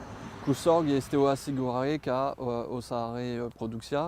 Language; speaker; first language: Romanian; non-native, fluent; French